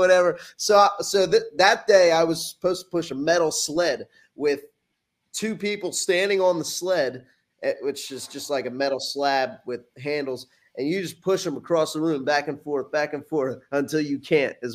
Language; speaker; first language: English; native; English